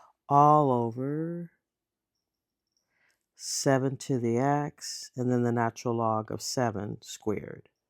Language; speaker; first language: English; native; English